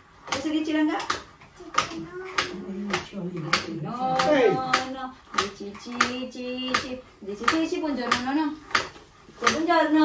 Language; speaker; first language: Italian; non-native, learner; Filipino